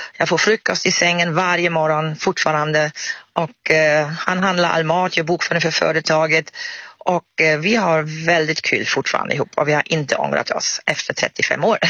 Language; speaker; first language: Swedish; non-native, fluent; German